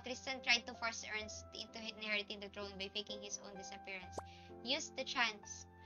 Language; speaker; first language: English; non-native, local second language; Filipino